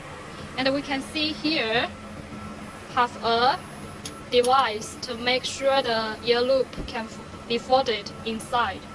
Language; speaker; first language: English; non-native, learner; Chinese